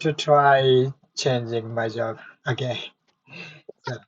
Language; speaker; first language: English; non-native, learner; Japanese